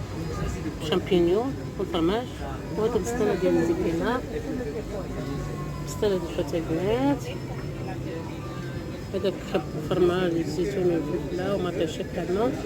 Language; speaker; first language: Arabic; native; Arabic